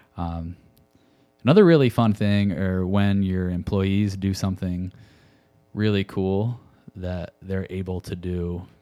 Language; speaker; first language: English; native; English